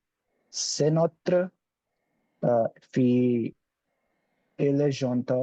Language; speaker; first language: French; non-native, learner; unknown